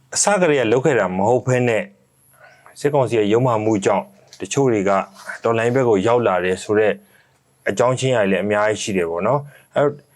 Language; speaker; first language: Burmese; native; Burmese